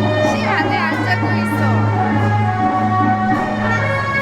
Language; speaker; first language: Korean; non-native, fluent; Chinese